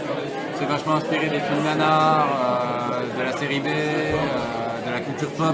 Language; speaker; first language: French; native; French